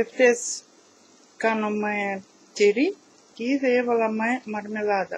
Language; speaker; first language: Greek; non-native, learner; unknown